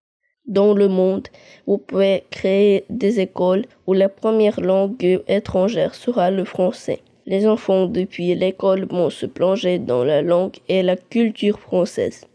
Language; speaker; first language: French; non-native, learner; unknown